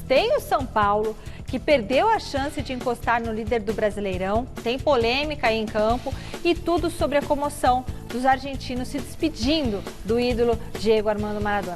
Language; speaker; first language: Portuguese; native; Portuguese